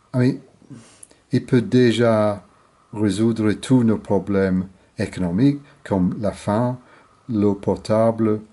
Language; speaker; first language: French; non-native, fluent; English